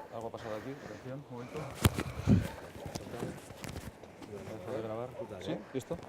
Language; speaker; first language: Spanish; native; Spanish